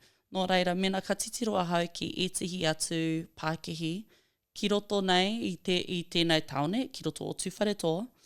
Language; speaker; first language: Māori; non-native, local second language; English